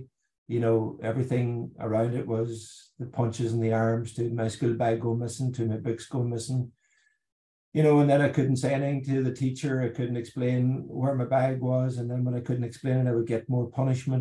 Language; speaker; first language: English; native; English